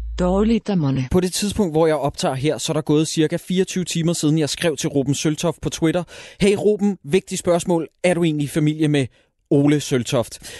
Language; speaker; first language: Danish; native; Danish